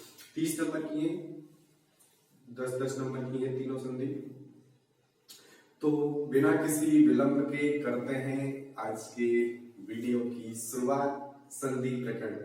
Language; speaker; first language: Hindi; native; Hindi